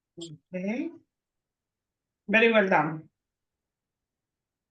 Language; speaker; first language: English; non-native, fluent; Spanish